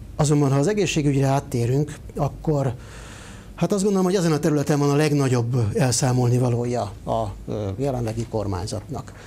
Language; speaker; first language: Hungarian; native; Hungarian